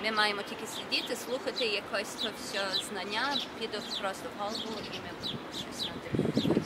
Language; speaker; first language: Ukrainian; early bilingual, heritage; Ukrainian